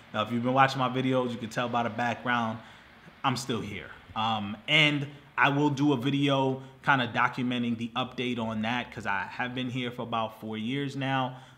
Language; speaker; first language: English; native; English